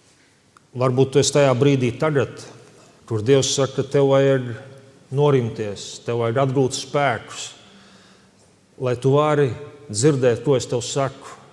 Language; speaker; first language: Latvian; native; Latvian